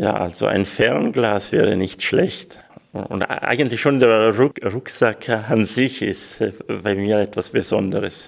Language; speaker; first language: German; non-native, local second language; Swiss German